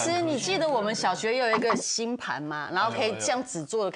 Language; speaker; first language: Chinese; native; Chinese